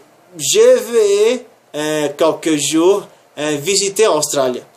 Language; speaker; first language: French; non-native, learner; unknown